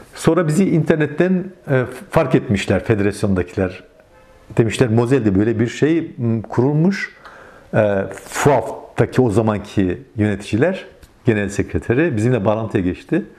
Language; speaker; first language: Turkish; native; Turkish